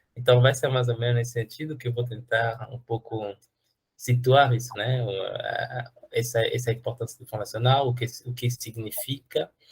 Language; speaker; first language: Portuguese; non-native, fluent; French